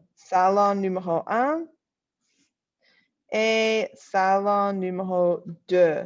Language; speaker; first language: French; non-native, fluent; English